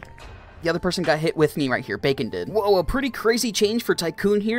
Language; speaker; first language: English; native; English